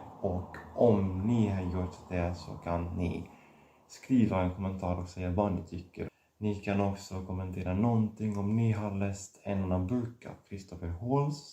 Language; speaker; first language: Swedish; non-native, fluent; Catalan